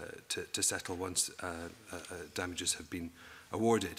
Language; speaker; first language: English; native; English